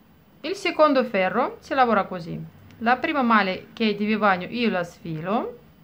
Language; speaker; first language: Italian; non-native, fluent; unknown